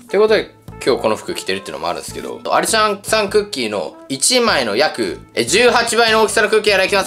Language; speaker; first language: Japanese; native; Japanese